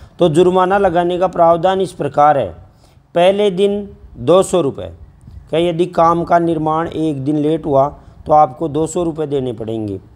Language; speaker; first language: Hindi; native; Hindi